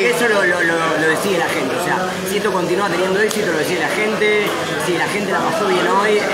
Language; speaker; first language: Spanish; native; Spanish